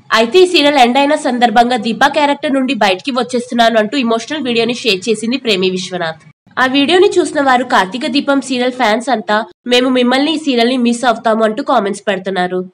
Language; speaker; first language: Telugu; native; Telugu